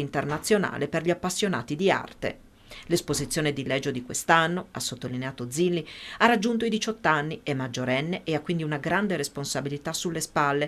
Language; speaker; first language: Italian; native; Italian